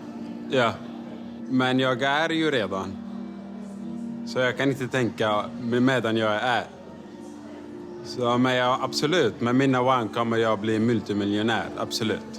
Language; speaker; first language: Swedish; non-native, learner; Arabic